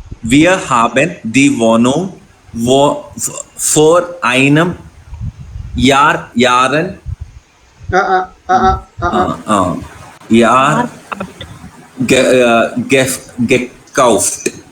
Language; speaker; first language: German; non-native, learner; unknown